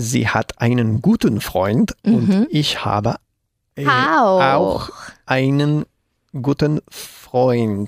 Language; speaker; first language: German; non-native, learner; Spanish